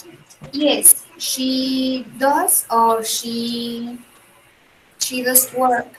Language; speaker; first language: English; non-native, learner; Spanish